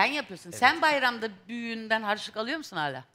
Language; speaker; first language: Turkish; native; Turkish